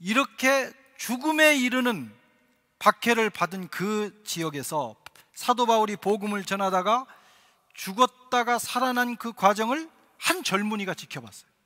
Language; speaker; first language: Korean; native; Korean